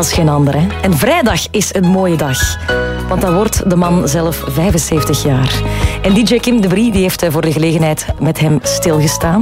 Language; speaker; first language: Dutch; native; Dutch